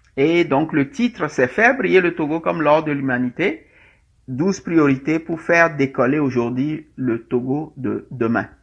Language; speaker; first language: French; non-native, local second language; Ewe